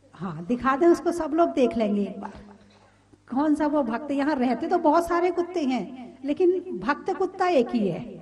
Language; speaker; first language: Hindi; native; Hindi